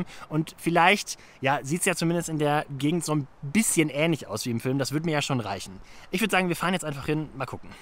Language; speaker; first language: German; native; German